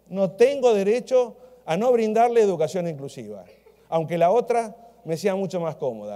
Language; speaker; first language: Spanish; native; Spanish